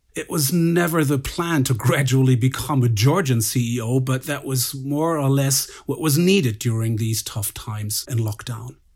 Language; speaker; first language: English; non-native, fluent; German